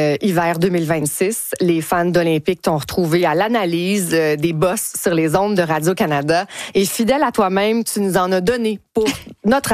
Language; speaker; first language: French; native; French